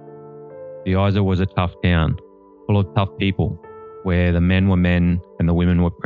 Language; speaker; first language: English; native; English